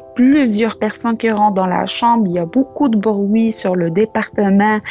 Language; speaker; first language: French; non-native, local second language; Arabic